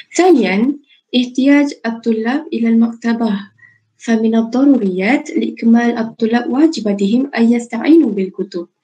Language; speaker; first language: Arabic; non-native, fluent; Malay